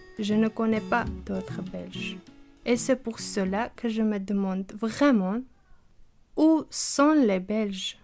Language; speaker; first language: French; non-native, learner; Armenian